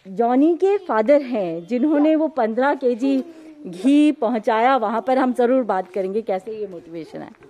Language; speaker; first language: Hindi; native; Hindi